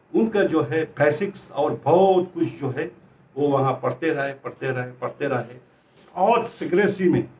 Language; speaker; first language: Hindi; non-native, local second language; Ladakhi